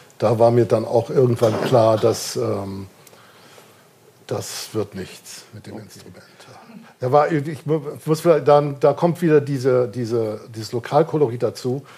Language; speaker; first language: German; native; German